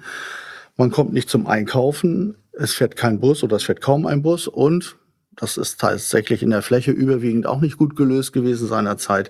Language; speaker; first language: German; native; German